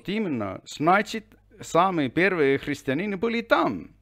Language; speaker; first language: Russian; non-native, fluent; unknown